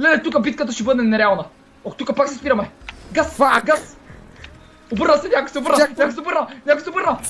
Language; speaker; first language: Bulgarian; native; Bulgarian